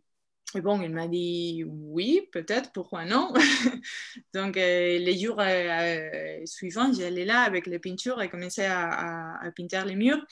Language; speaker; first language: French; non-native, fluent; Spanish